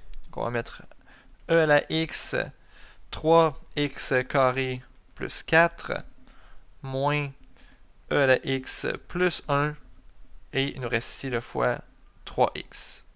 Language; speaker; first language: French; native; French